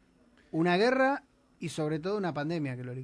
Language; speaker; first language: Spanish; native; Spanish